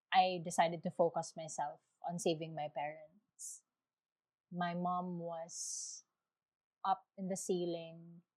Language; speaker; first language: English; non-native, local second language; Waray